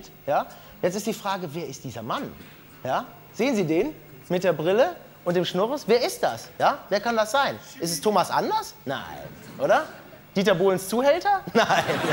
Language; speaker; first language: German; native; German